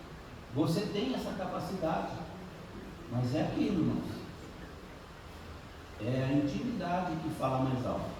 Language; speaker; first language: Portuguese; native; Portuguese